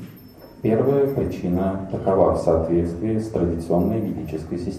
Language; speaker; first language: Russian; native; Russian